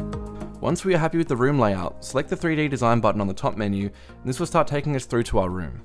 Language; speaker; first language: English; native; English